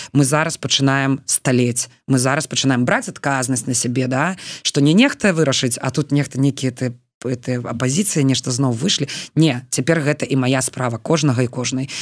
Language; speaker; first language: Belarusian; non-native, local second language; Russian